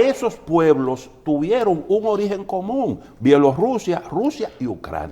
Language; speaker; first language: Spanish; native; Spanish